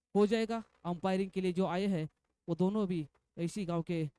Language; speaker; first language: Hindi; non-native, local second language; Marathi